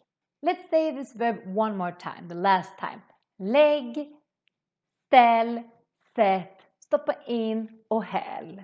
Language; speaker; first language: Swedish; native; Swedish